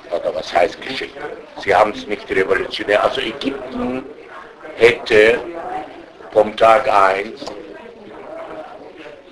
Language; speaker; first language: German; non-native, fluent; Arabic